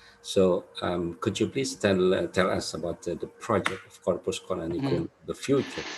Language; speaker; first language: English; non-native, fluent; Indonesian